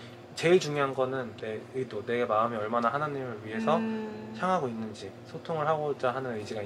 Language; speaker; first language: Korean; native; Korean